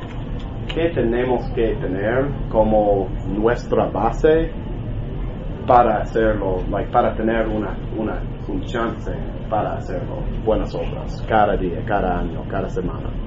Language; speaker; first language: Spanish; non-native, learner; English